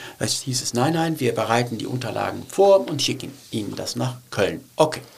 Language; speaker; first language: German; early bilingual, other home language; Turkish